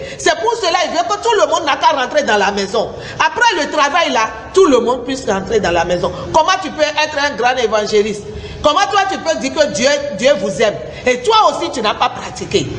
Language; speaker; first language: French; non-native, local second language; Susu